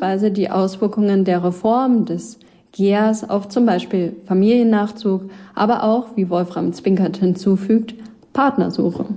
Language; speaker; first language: German; native; German